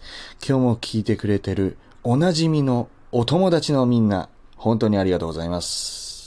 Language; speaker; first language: Japanese; native; Japanese